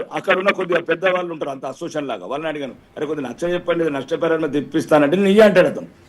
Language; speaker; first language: Telugu; native; Telugu